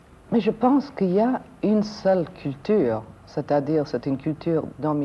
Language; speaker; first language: French; non-native, fluent; English